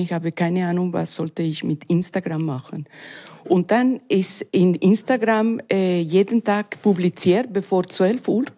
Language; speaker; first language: German; non-native, learner; Spanish